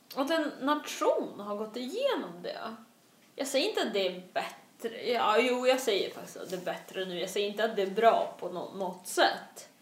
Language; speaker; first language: Swedish; early bilingual, other home language; Russian